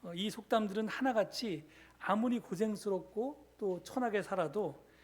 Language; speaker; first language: Korean; native; Korean